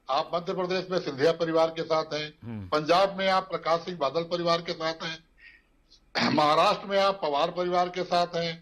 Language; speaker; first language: Hindi; native; Hindi